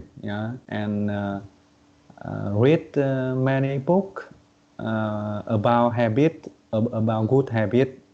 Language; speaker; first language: English; non-native, learner; Vietnamese